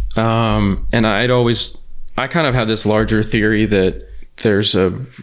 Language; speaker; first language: English; native; English